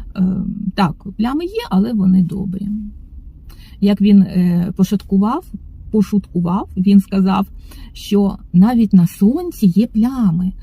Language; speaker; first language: Ukrainian; non-native, local second language; Russian